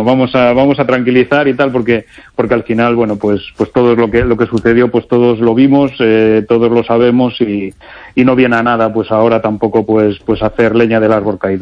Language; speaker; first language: Spanish; native; Spanish